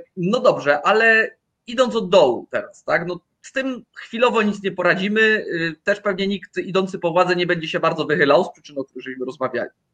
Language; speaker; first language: Polish; native; Polish